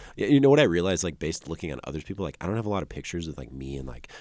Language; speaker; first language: English; native; English